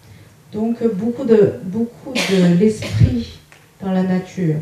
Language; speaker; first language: French; non-native, fluent; Chinese